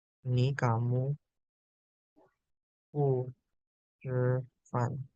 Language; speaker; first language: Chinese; non-native, fluent; Indonesian